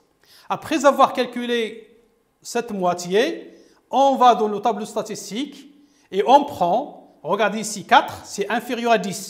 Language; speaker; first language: French; non-native, local second language; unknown